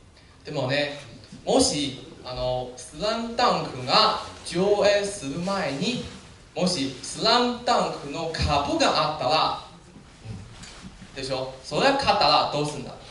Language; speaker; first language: Japanese; non-native, learner; Chinese